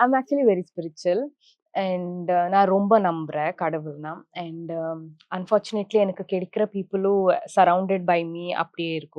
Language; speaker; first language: Tamil; non-native, local second language; Kannada